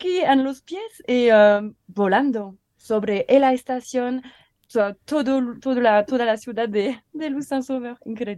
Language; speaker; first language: Spanish; non-native, learner; French